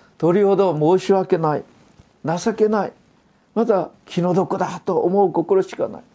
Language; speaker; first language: Japanese; non-native, fluent; Korean